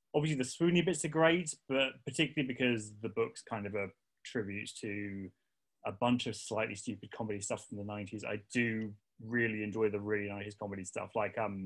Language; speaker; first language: English; native; English